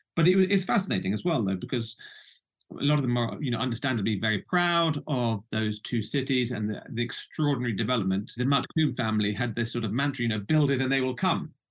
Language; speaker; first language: English; native; English